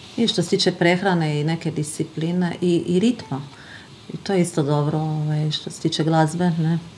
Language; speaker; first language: Bosnian; non-native, fluent; Hungarian